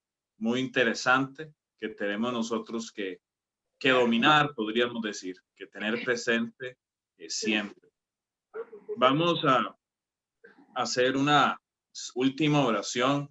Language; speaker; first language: Spanish; native; Spanish